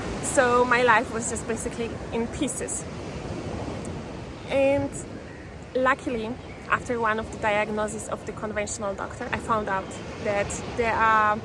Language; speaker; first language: English; non-native, fluent; Polish